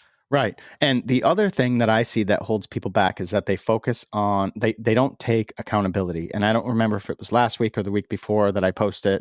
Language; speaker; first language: English; native; English